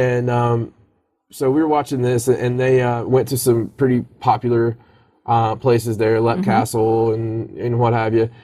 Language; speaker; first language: English; native; English